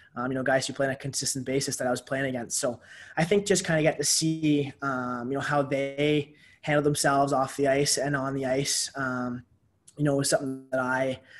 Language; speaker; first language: English; native; English